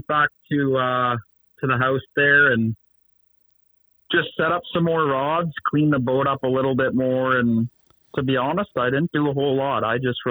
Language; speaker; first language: English; native; English